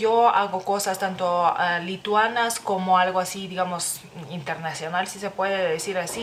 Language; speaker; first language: Spanish; non-native, fluent; Lithuanian